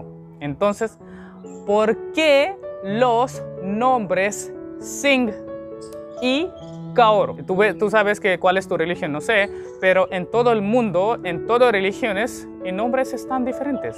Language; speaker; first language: Spanish; non-native, learner; Hindi